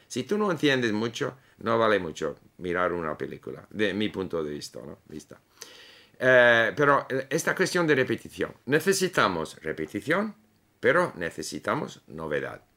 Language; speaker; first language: Spanish; non-native, fluent; English